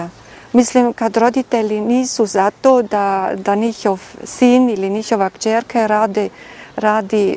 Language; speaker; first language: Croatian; non-native, fluent; German